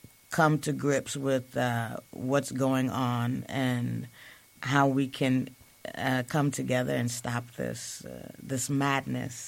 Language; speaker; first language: English; native; English